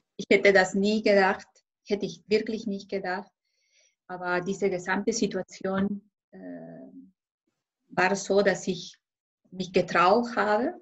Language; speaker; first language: German; non-native, fluent; Spanish